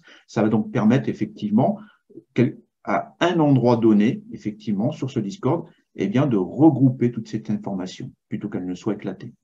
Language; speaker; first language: French; native; French